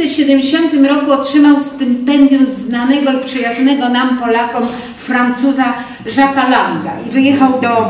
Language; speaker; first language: Polish; native; Polish